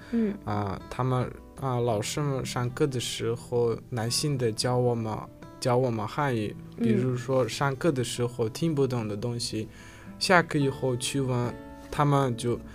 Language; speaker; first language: Chinese; non-native, learner; Uzbek